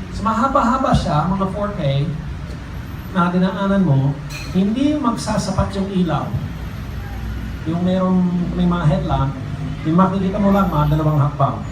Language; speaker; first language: Filipino; non-native, fluent; English